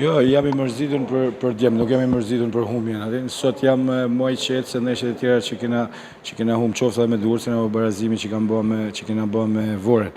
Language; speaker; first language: Albanian; native; Albanian